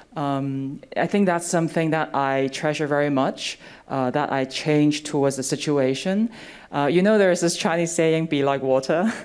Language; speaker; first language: English; non-native, local second language; Cantonese